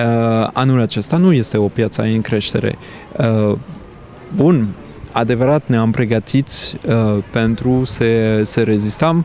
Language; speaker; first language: Romanian; non-native, fluent; French